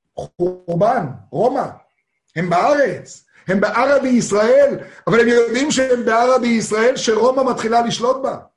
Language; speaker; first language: Hebrew; native; Hebrew